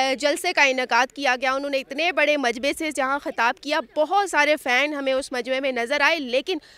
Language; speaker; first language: Urdu; native; Urdu